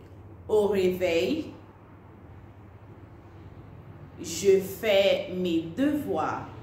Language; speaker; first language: French; non-native, fluent; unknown